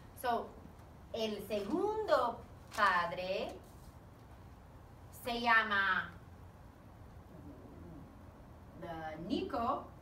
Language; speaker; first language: Spanish; non-native, fluent; English